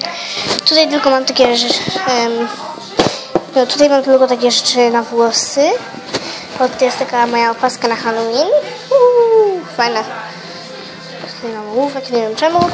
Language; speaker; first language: Polish; early bilingual, heritage; Polish